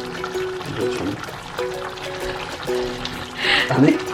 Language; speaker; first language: Korean; non-native, learner; English